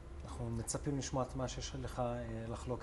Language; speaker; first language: Hebrew; native; Hebrew